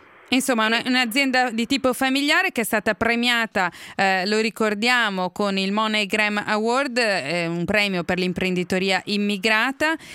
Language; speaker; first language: Italian; native; Italian